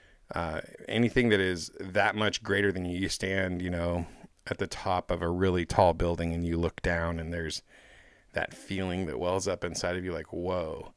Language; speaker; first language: English; native; English